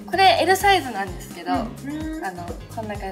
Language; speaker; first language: Japanese; native; Japanese